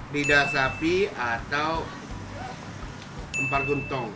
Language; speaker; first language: Indonesian; non-native, fluent; Japanese